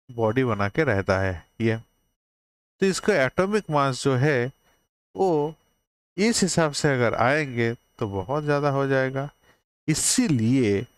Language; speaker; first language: Hindi; native; Hindi